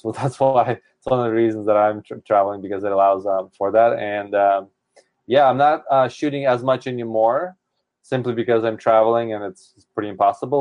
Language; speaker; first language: English; native; English